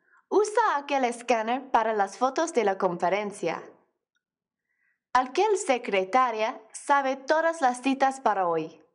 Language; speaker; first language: Spanish; non-native, fluent; English